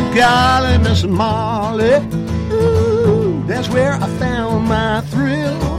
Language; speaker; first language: English; native; English